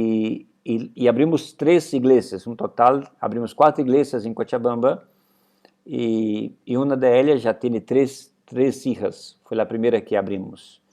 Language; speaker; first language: Spanish; non-native, fluent; Portuguese